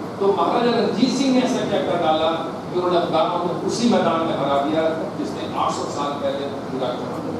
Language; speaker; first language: Hindi; non-native, local second language; Punjabi